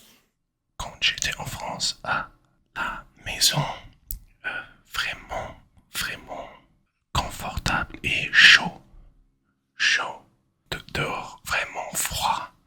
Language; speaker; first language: French; non-native, learner; English